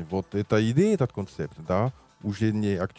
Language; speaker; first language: Russian; non-native, learner; French